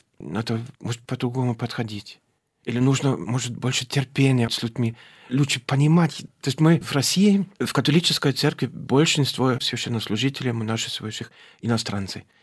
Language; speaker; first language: Russian; non-native, fluent; German